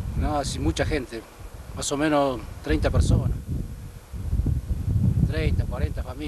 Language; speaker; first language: Portuguese; non-native, learner; Spanish